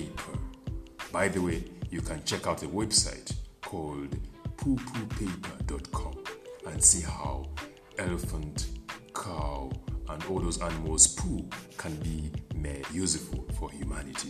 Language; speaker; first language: English; non-native, local second language; Ganda